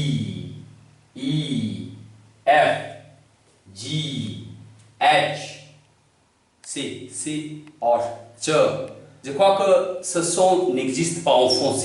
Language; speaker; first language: French; non-native, learner; Hindi